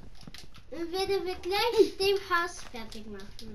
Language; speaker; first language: German; non-native, learner; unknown